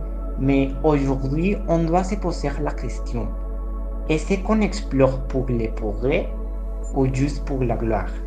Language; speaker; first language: French; non-native, fluent; Spanish